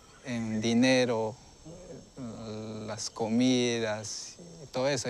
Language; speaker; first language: Spanish; non-native, local second language; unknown